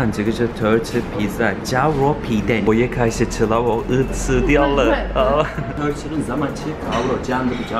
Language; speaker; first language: Chinese; non-native, learner; Turkish